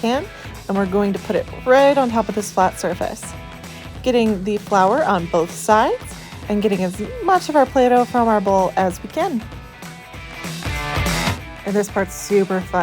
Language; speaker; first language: English; native; English